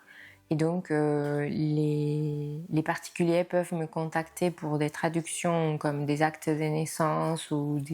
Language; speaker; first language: French; non-native, fluent; Spanish